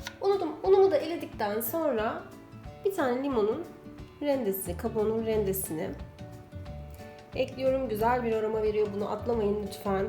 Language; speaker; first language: Turkish; native; Turkish